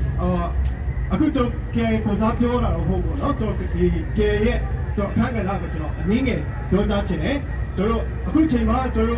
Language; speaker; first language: Burmese; non-native, local second language; Kachin